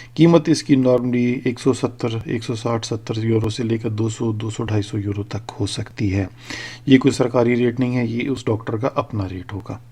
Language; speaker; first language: Urdu; native; Urdu